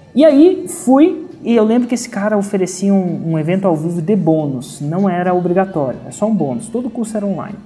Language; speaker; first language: Portuguese; native; Portuguese